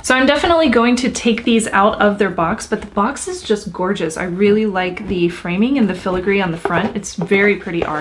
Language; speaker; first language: English; native; English